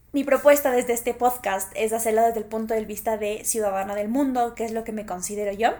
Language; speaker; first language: Spanish; native; Spanish